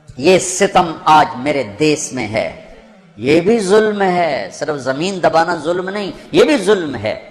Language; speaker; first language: Urdu; non-native, local second language; Punjabi